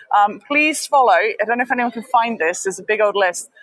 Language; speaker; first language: English; native; English